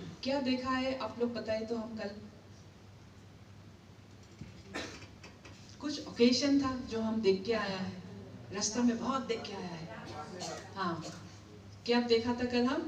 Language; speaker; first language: Hindi; non-native, local second language; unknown